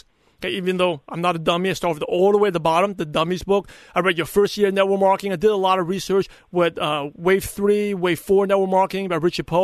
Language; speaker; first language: English; native; English